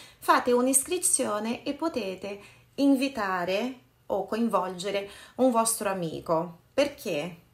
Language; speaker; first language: Italian; non-native, fluent; Portuguese